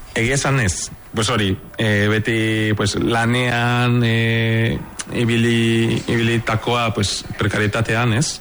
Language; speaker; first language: Basque; non-native, fluent; Spanish